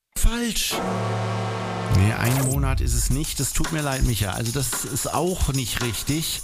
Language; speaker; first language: German; native; German